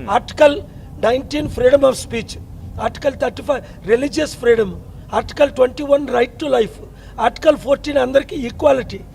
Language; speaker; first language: Telugu; native; Telugu